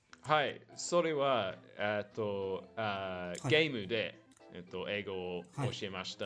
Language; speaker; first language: Japanese; non-native, learner; English